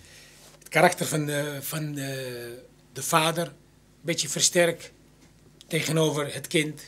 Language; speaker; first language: Dutch; non-native, local second language; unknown